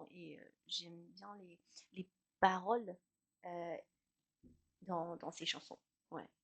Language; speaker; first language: French; non-native, learner; Chinese